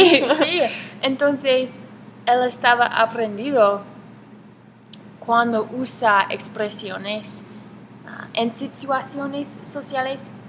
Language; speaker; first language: Spanish; non-native, learner; English